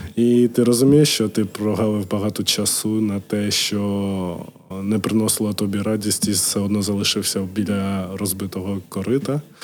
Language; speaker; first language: Ukrainian; non-native, local second language; Russian